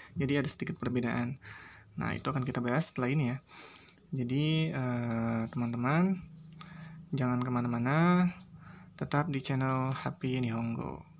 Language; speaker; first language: Indonesian; native; Indonesian